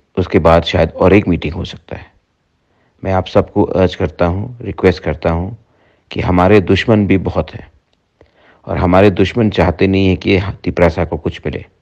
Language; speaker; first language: Hindi; non-native, local second language; Kok Borok